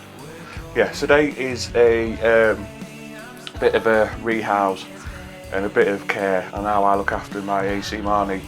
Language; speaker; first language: English; native; English